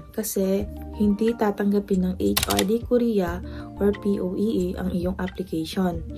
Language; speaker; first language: Filipino; non-native, local second language; Pampanga